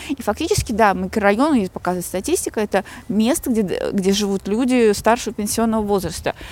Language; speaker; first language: Russian; native; Russian